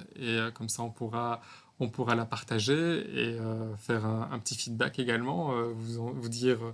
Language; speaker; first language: French; native; French